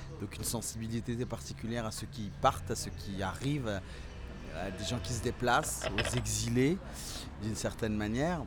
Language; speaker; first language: French; early bilingual, other home language; Central Atlas Tamazight